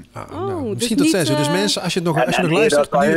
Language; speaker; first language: Dutch; native; Dutch